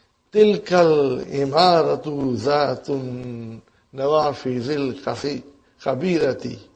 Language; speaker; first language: Arabic; non-native, fluent; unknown